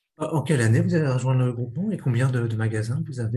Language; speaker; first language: French; native; French